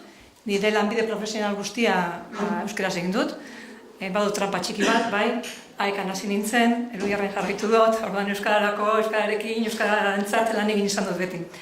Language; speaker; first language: Basque; native; Basque